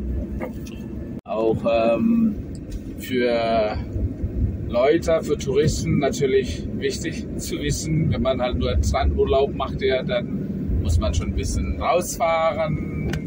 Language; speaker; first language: German; non-native, fluent; Indonesian